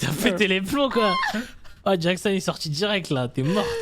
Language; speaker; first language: French; native; French